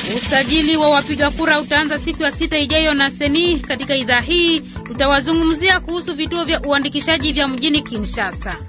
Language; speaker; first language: Swahili; native; Swahili